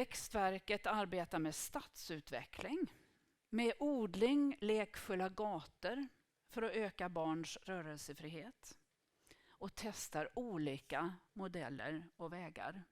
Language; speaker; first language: Swedish; native; Swedish